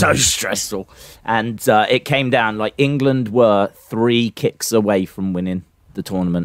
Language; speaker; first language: English; native; English